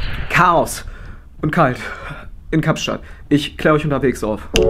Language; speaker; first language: German; native; German